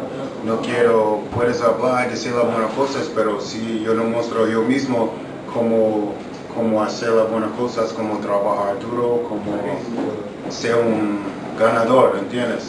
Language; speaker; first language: Spanish; non-native, learner; English